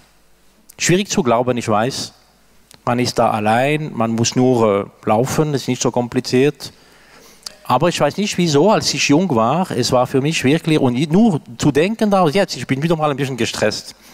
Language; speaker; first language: German; non-native, local second language; French